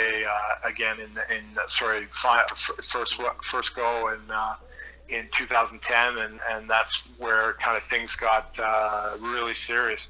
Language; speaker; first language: English; native; English